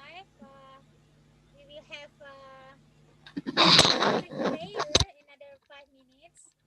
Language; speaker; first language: English; non-native, fluent; Indonesian